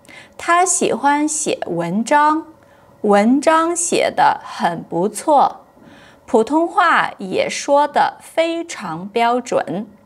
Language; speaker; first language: Chinese; non-native, fluent; Portuguese